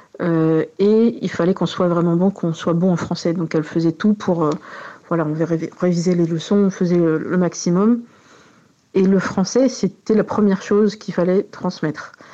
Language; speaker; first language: French; native; French